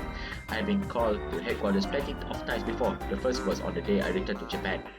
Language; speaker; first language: English; non-native, local second language; Malay